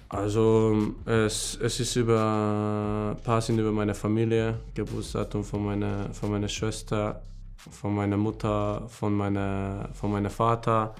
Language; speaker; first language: German; non-native, fluent; Hungarian